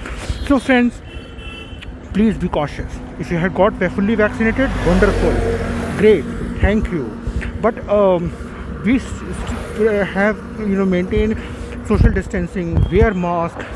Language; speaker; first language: English; non-native, local second language; Hindi